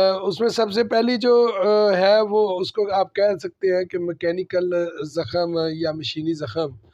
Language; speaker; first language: Urdu; non-native, local second language; Punjabi